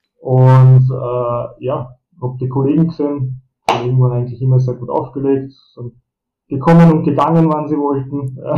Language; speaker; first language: German; early bilingual, other home language; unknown